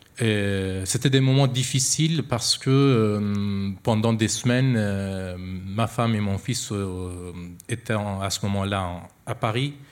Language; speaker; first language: French; non-native, fluent; Persian